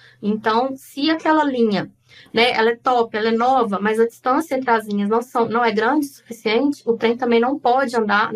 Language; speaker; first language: Portuguese; native; Portuguese